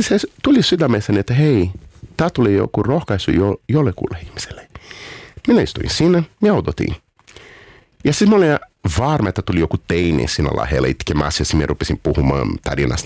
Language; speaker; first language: Finnish; non-native, fluent; Portuguese